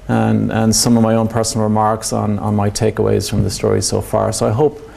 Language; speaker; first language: English; native; English